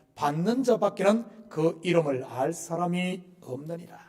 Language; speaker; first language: Korean; native; Korean